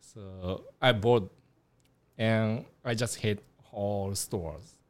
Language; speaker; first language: English; non-native, learner; Japanese